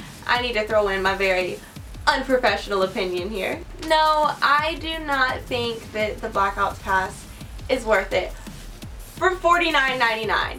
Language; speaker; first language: English; native; English